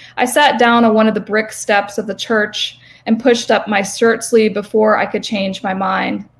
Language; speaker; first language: English; native; English